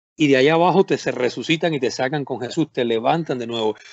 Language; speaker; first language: Spanish; native; Spanish